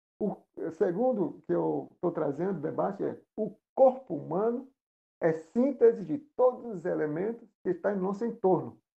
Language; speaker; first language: Portuguese; non-native, local second language; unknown